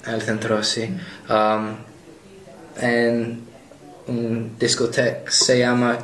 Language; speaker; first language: Spanish; non-native, learner; English